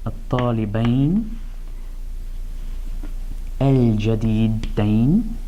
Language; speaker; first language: Arabic; non-native, fluent; English